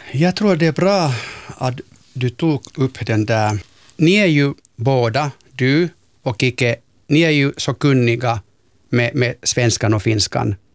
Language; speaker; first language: Swedish; non-native, local second language; Finnish